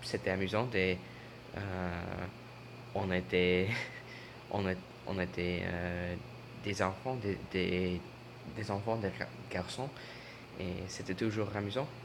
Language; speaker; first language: French; non-native, learner; English